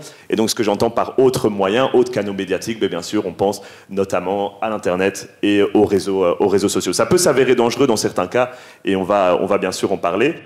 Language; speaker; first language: French; native; French